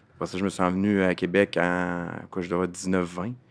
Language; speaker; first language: French; native; French